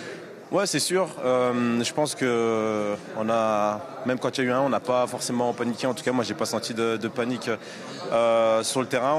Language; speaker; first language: French; native; French